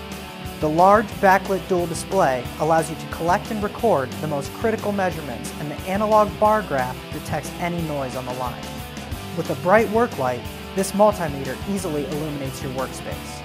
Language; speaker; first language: English; native; English